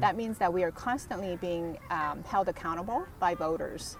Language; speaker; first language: English; early bilingual, other home language; Korean